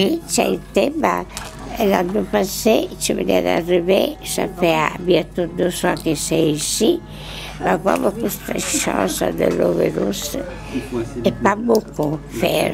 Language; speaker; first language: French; non-native, learner; Italian